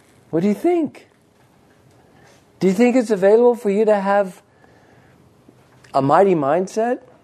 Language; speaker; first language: English; native; English